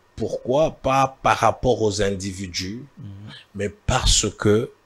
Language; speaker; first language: French; non-native, local second language; Swahili